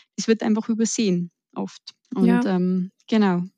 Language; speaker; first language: German; native; German